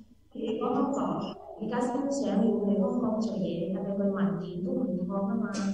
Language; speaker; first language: Cantonese; non-native, learner; Indonesian